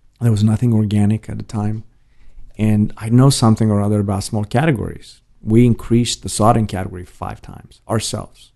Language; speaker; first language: English; non-native, fluent; Romanian